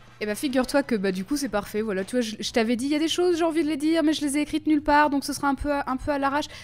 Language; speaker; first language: French; native; French